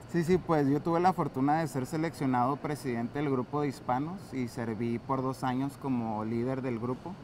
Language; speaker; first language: Spanish; native; Spanish